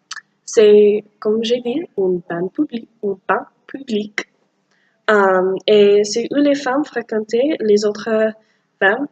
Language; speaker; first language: French; non-native, learner; English